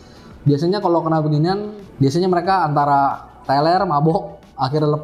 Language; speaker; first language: Indonesian; native; Indonesian